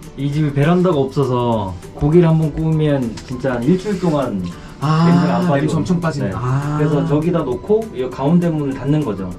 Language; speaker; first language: Korean; native; Korean